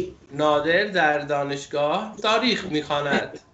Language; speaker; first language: Persian; non-native, fluent; Urdu